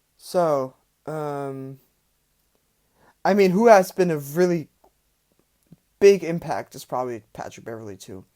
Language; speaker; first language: English; native; English